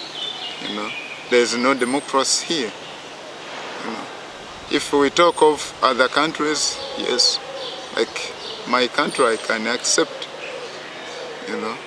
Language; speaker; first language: English; non-native, fluent; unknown